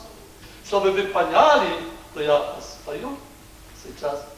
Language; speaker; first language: Russian; non-native, learner; Polish